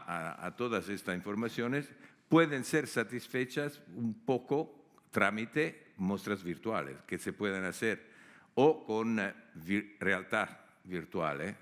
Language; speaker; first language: Spanish; non-native, fluent; Italian